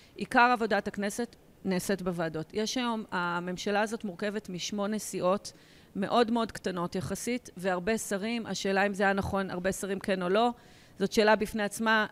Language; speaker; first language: Hebrew; native; Hebrew